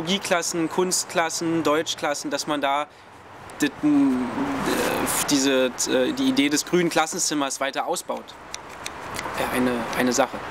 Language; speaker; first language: German; native; German